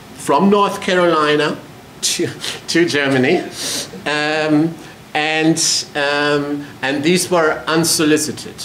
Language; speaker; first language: English; non-native, fluent; German